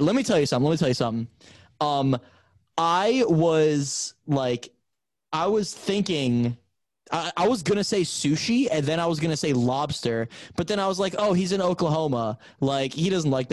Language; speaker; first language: English; native; English